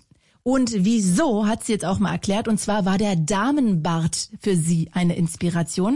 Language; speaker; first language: German; native; German